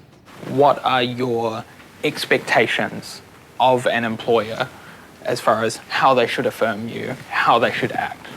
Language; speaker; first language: English; native; English